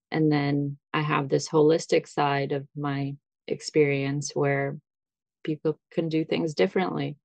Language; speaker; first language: English; early bilingual, other home language; Russian